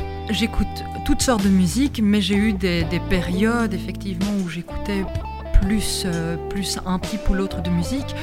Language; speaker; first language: French; native; French